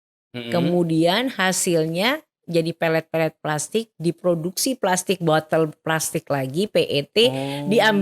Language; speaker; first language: Indonesian; native; Indonesian